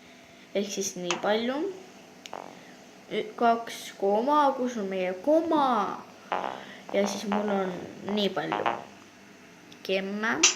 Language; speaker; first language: Estonian; non-native, local second language; Russian